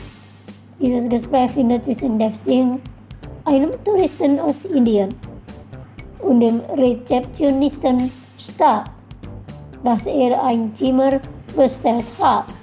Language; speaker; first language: German; non-native, fluent; Indonesian